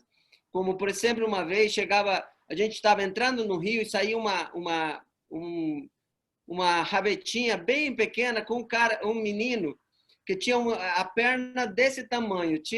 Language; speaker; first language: Portuguese; non-native, fluent; Spanish